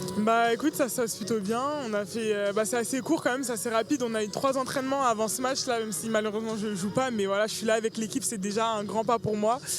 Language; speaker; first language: French; early bilingual, other home language; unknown